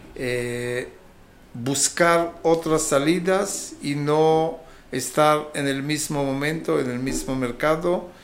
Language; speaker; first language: Spanish; non-native, fluent; Hebrew